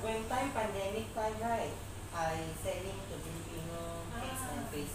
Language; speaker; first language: English; non-native, learner; Filipino